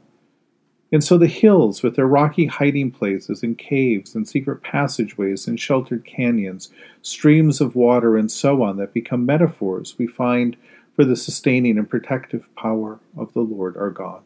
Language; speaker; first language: English; native; English